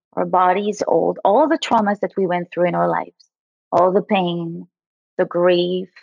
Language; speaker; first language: English; early bilingual, other home language; French